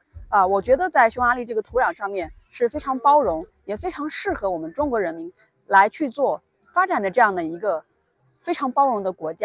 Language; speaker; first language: Chinese; native; Chinese